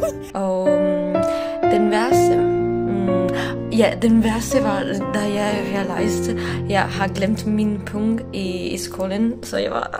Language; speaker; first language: Danish; non-native, fluent; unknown